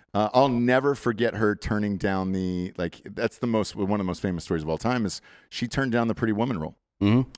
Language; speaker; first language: English; native; English